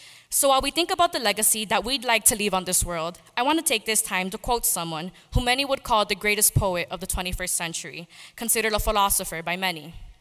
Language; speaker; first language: English; early bilingual, other home language; Spanish